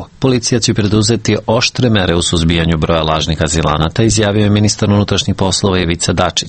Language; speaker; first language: Serbian; native; Serbian